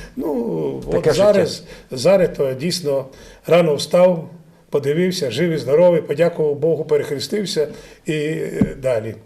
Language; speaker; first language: Ukrainian; native; Ukrainian